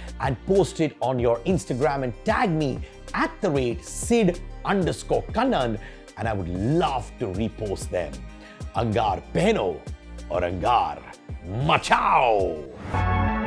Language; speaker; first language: English; non-native, local second language; Hindi